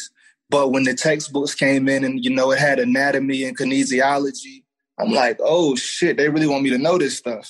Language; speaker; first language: English; native; English